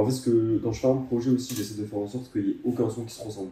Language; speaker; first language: French; native; French